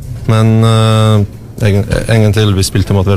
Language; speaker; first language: Norwegian; non-native, learner; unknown